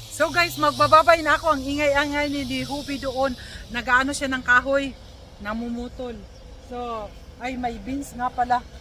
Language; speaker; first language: Filipino; native; Filipino